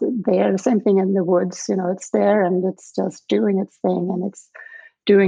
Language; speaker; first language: English; non-native, fluent; Swedish